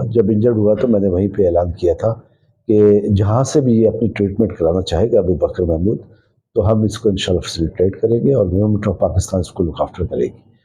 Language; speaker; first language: Urdu; non-native, local second language; Punjabi